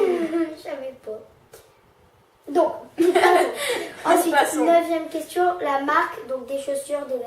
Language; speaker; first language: French; native; French